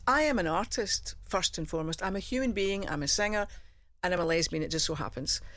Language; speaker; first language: English; native; English